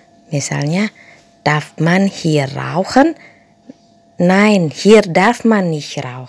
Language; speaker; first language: German; non-native, fluent; Indonesian